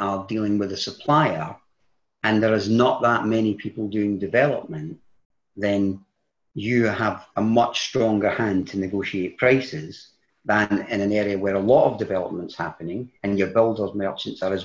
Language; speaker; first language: English; native; English